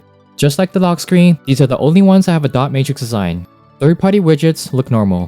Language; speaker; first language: English; native; English